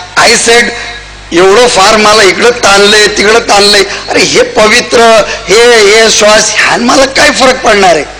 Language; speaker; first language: Marathi; non-native, local second language; Urdu